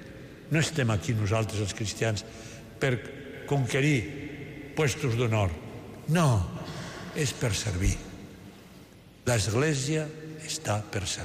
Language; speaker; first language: Catalan; non-native, fluent; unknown